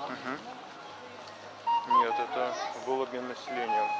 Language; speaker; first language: Russian; native; Russian